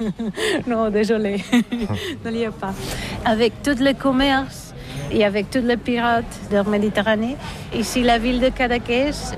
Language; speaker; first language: French; non-native, learner; Catalan